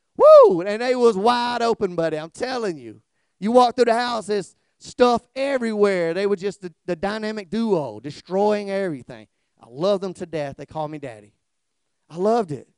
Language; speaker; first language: English; native; English